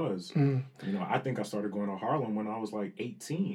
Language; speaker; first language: English; early bilingual, other home language; Spanish